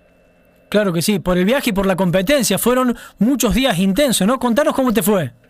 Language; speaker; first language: Spanish; native; Spanish